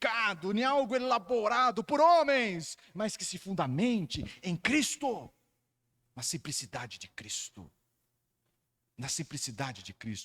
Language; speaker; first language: Portuguese; native; Portuguese